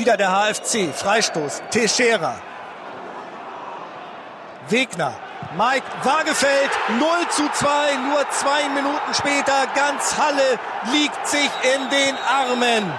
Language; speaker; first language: German; native; German